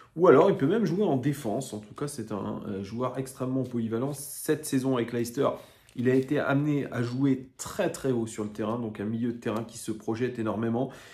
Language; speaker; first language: French; native; French